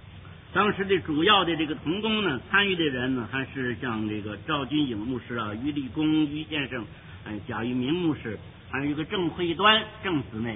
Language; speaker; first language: Chinese; native; Chinese